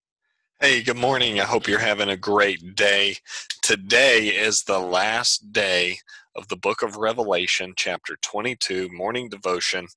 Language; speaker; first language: English; native; English